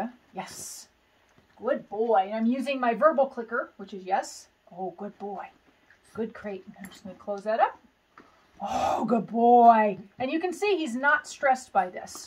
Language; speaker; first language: English; native; English